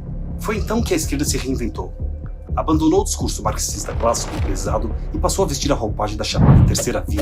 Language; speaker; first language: Portuguese; native; Portuguese